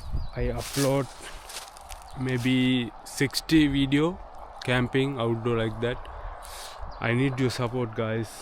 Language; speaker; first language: English; non-native, learner; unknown